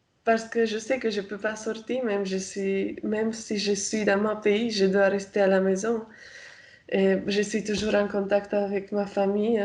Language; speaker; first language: French; non-native, fluent; Romanian